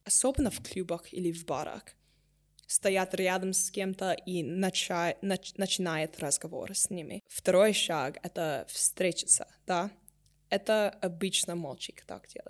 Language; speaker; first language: Russian; non-native, learner; English